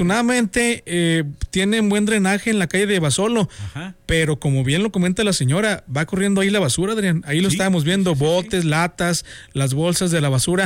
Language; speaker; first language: Spanish; native; Spanish